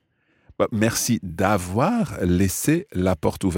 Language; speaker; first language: French; non-native, fluent; English